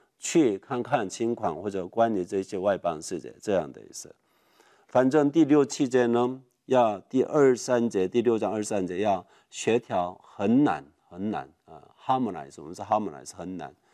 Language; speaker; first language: Chinese; non-native, fluent; Korean